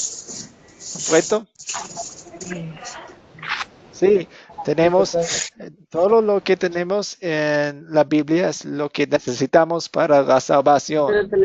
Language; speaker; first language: Spanish; non-native, fluent; English